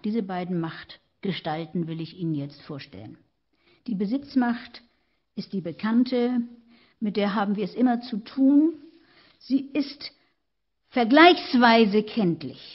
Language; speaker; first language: German; native; German